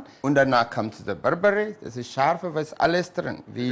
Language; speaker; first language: German; non-native, learner; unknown